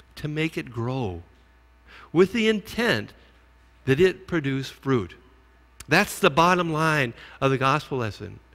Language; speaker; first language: English; native; English